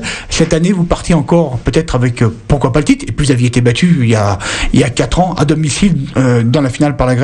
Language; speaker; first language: French; native; French